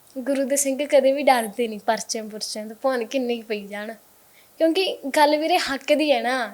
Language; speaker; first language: Punjabi; native; Punjabi